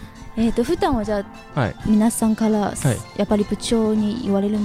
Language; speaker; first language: Japanese; non-native, fluent; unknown